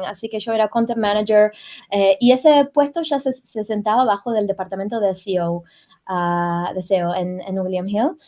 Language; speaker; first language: Spanish; early bilingual, heritage; Spanish